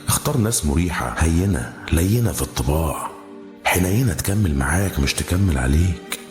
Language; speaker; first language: Arabic; native; Arabic